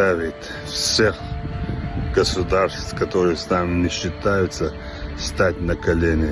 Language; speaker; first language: Russian; non-native, local second language; Chechen